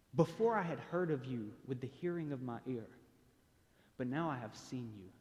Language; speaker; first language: English; native; English